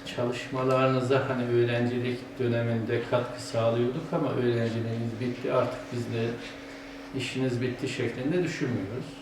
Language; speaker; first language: Turkish; native; Turkish